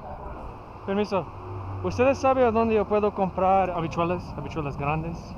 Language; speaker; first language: Spanish; non-native, learner; English